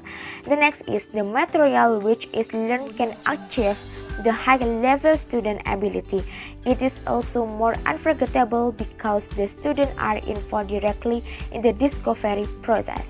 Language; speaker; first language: English; non-native, learner; Indonesian